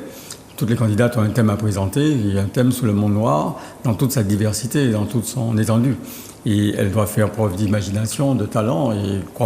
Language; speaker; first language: French; native; French